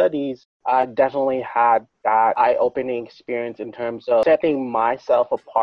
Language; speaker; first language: English; non-native, local second language; Filipino